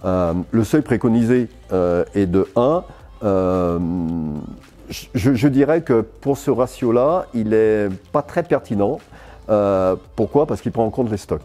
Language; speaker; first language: French; native; French